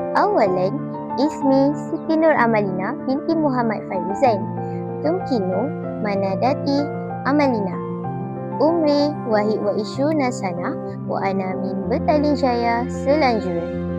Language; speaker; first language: Arabic; non-native, learner; Malay